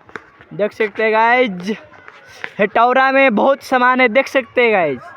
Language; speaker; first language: Hindi; non-native, learner; Nepali